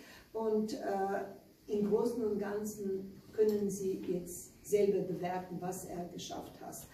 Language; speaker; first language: German; non-native, learner; Slovenian